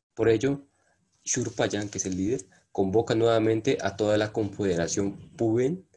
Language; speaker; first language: Spanish; non-native, local second language; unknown